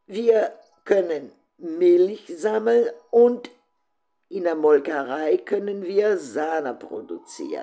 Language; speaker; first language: German; non-native, fluent; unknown